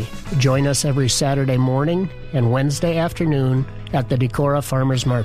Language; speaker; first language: English; native; English